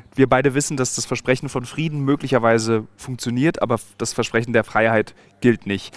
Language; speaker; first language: German; native; German